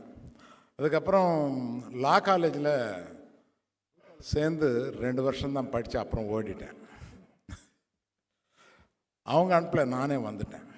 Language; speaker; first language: Tamil; non-native, local second language; Telugu